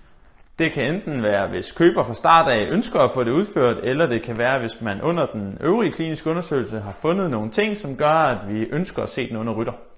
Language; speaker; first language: Danish; native; Danish